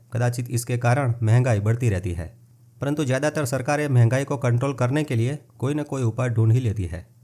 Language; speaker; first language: Hindi; non-native, local second language; Gujarati